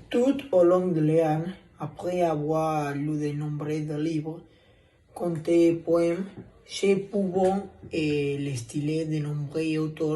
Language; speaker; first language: French; non-native, learner; Spanish